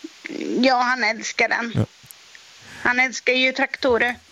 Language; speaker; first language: Swedish; non-native, local second language; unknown